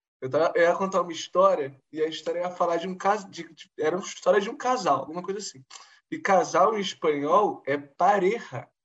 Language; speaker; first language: Portuguese; native; Portuguese